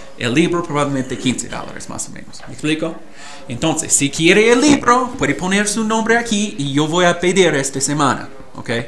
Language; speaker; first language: Spanish; non-native, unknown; English